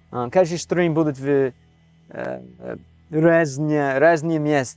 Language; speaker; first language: Russian; non-native, learner; English